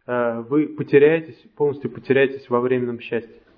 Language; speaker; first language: Russian; native; Russian